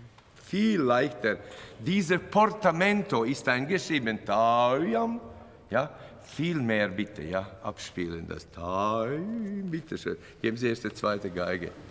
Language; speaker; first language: German; non-native, learner; Latvian